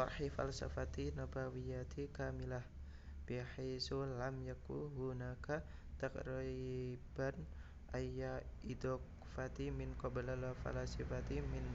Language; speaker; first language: Arabic; non-native, learner; Indonesian